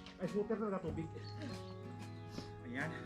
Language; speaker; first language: Filipino; native; Filipino